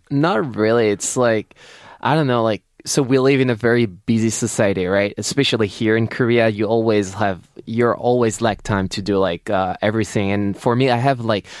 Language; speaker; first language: English; non-native, fluent; French